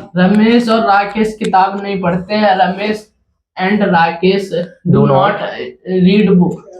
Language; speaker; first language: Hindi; native; Hindi